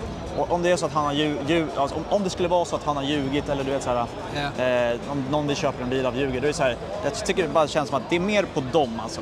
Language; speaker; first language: Swedish; native; Swedish